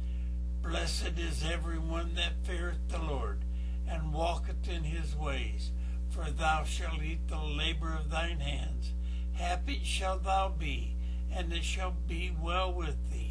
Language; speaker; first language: English; native; English